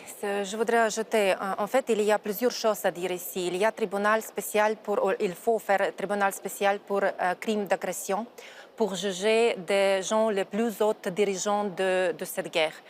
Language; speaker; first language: French; non-native, fluent; Ukrainian